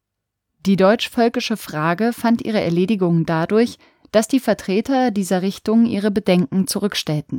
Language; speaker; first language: German; native; German